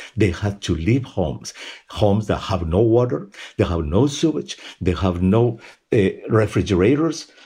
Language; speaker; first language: English; non-native, fluent; Spanish